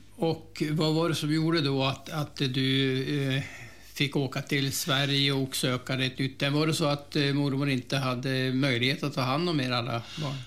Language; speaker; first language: Swedish; native; Swedish